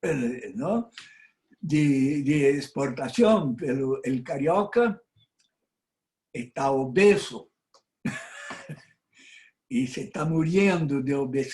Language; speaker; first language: Spanish; non-native, fluent; Portuguese